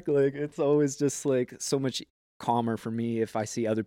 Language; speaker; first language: English; native; English